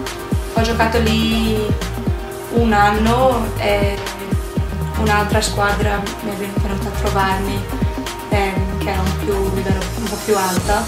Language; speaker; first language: Italian; non-native, learner; English